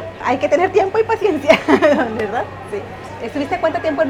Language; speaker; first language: Spanish; native; Spanish